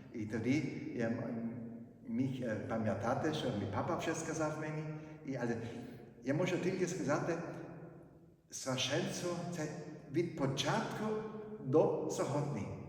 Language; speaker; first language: Ukrainian; non-native, fluent; German